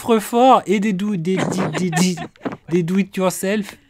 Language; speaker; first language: French; native; French